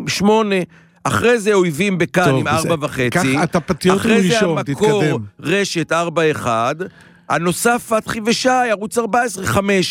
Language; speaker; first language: Hebrew; native; Hebrew